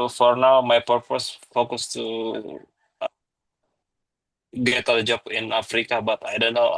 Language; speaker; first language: English; non-native, learner; Indonesian